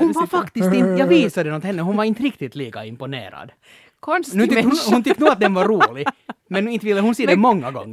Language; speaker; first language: Swedish; native; Swedish